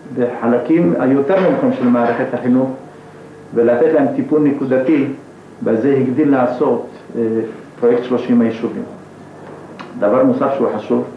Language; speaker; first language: Hebrew; native; Hebrew